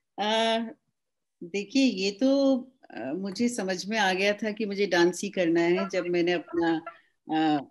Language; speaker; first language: Hindi; native; Hindi